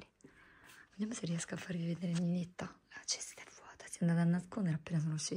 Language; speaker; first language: Italian; native; Italian